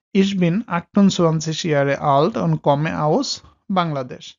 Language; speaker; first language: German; non-native, learner; Bangla